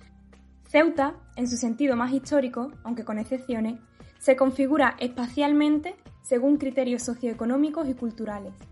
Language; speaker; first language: Spanish; native; Spanish